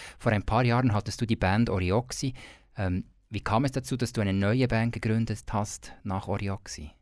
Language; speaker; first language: German; native; German